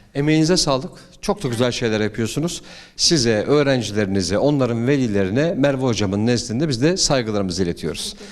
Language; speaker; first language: Turkish; native; Turkish